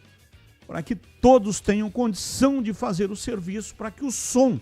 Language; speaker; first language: Portuguese; native; Portuguese